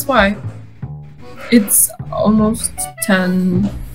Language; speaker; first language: English; non-native, fluent; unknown